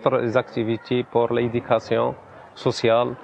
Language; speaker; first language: French; non-native, learner; Arabic